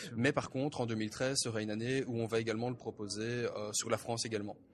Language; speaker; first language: French; native; French